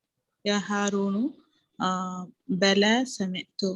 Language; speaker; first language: Arabic; non-native, learner; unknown